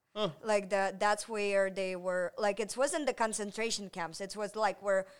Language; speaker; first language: English; non-native, fluent; Ukrainian